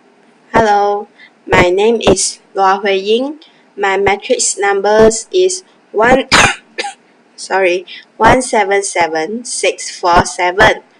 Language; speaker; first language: English; non-native, local second language; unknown